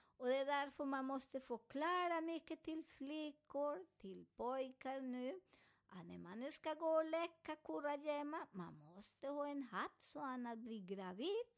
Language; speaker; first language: Swedish; non-native, fluent; Spanish